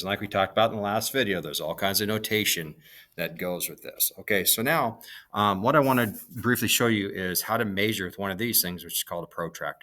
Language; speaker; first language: English; native; English